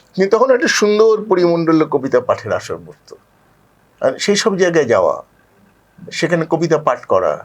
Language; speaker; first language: Bangla; native; Bangla